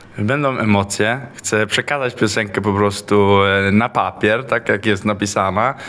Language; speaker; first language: Polish; early bilingual, heritage; Polish